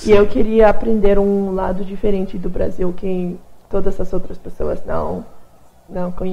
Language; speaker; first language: Portuguese; non-native, fluent; English